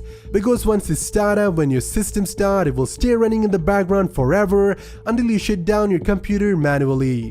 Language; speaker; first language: English; non-native, fluent; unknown